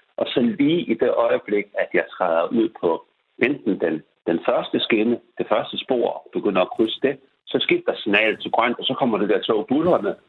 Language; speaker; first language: Danish; native; Danish